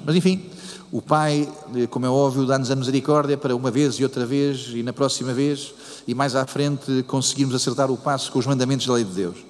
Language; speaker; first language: Portuguese; native; Portuguese